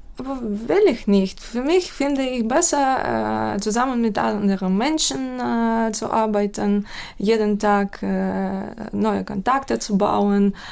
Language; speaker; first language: German; non-native, fluent; Ukrainian